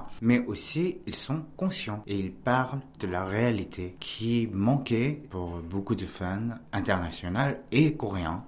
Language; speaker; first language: French; non-native, fluent; Korean